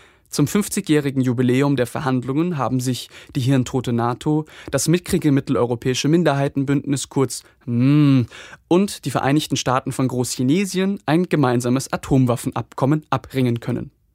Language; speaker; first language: German; native; German